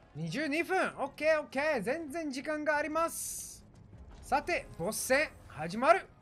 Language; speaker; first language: Japanese; non-native, fluent; English